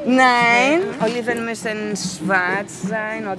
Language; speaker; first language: German; non-native, fluent; Greek